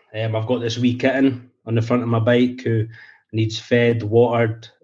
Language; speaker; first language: English; native; English